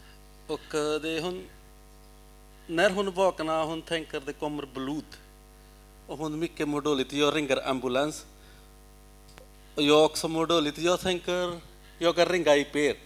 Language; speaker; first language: Swedish; non-native, learner; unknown